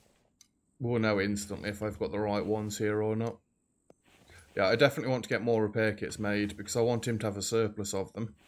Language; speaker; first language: English; native; English